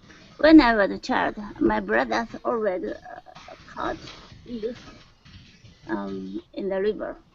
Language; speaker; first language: English; non-native, learner; Japanese